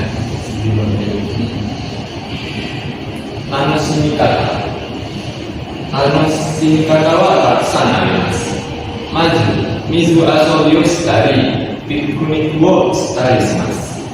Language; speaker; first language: Japanese; non-native, learner; Indonesian